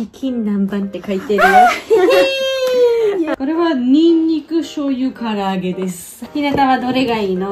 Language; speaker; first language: Japanese; non-native, fluent; Georgian